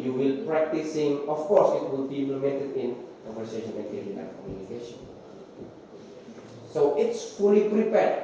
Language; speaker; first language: English; non-native, fluent; Indonesian